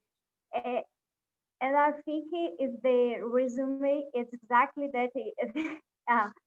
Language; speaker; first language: English; non-native, learner; Portuguese